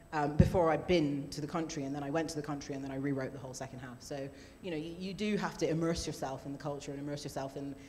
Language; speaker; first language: English; native; English